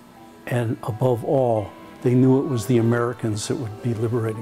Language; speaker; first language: English; native; English